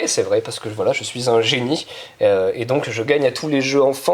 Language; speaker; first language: French; native; French